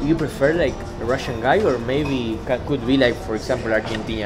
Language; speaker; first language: English; non-native, learner; Spanish